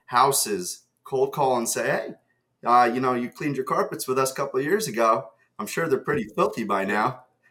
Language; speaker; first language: English; early bilingual, other home language; Russian